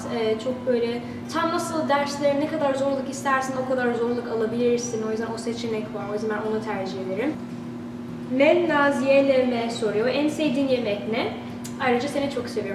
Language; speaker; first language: Turkish; early bilingual, heritage; Turkish